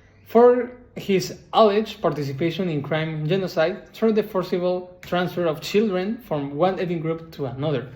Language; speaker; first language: English; non-native, learner; Spanish